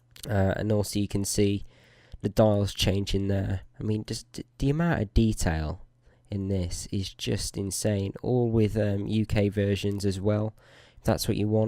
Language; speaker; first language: English; native; English